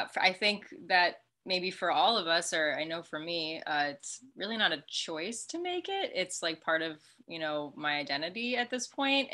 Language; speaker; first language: English; native; English